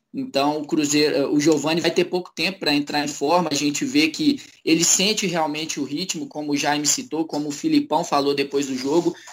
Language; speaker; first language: Portuguese; native; Portuguese